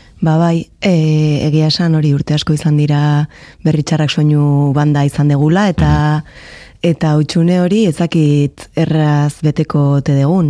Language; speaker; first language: Basque; native; Basque